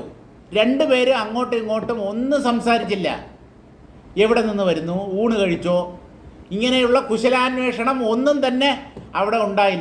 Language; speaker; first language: Malayalam; native; Malayalam